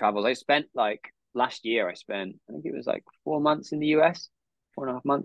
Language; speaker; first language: English; native; English